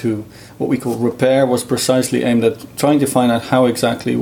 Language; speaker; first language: English; non-native, fluent; Dutch